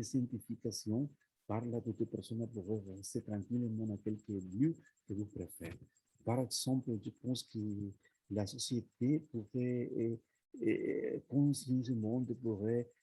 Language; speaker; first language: French; non-native, learner; Spanish